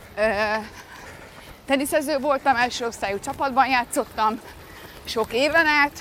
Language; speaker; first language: Hungarian; native; Hungarian